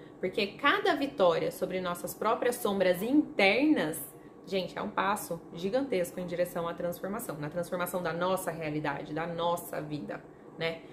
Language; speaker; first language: Portuguese; non-native, fluent; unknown